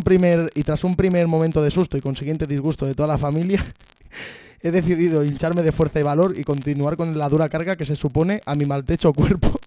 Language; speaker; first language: Spanish; non-native, local second language; Catalan